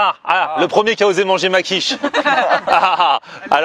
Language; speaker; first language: French; native; French